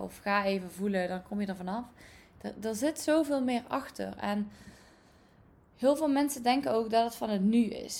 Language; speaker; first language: Dutch; native; Dutch